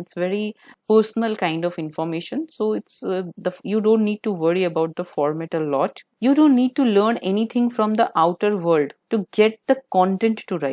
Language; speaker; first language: English; non-native, local second language; Hindi